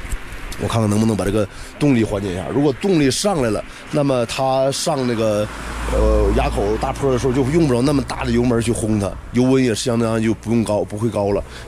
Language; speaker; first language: Chinese; native; Chinese